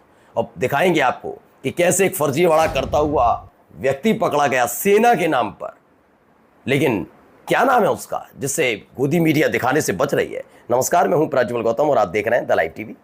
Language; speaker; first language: Hindi; native; Hindi